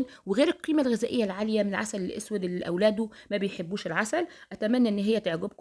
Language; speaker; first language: Arabic; native; Arabic